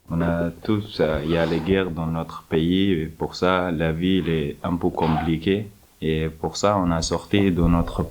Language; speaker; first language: French; non-native, learner; Arabic